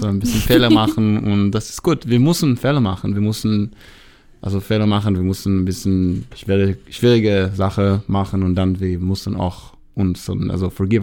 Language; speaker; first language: German; non-native, fluent; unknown